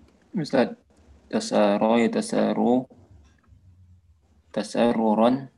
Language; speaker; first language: Arabic; non-native, learner; Indonesian